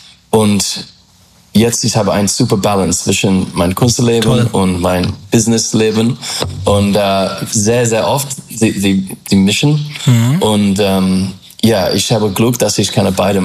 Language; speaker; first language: German; non-native, fluent; English